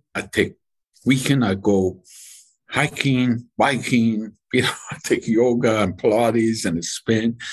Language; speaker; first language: English; non-native, fluent; Persian